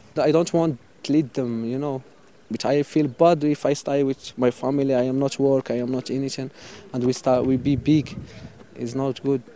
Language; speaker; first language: English; non-native, fluent; Arabic